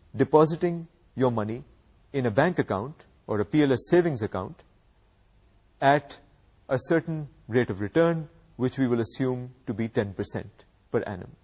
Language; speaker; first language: English; non-native, local second language; Urdu